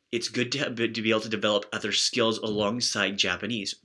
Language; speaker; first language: English; native; English